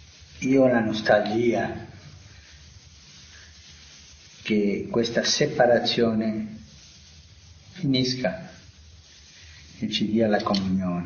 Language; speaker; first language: Italian; non-native, fluent; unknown